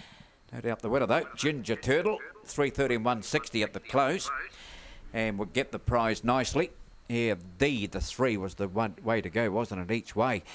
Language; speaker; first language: English; native; English